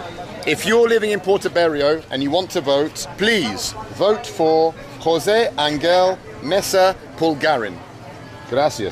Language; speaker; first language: Spanish; non-native, learner; English